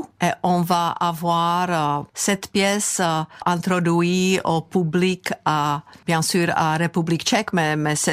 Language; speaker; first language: French; non-native, fluent; Czech